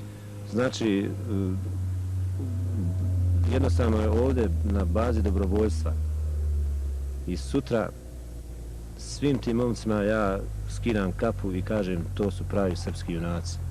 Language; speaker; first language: Bosnian; native; Bosnian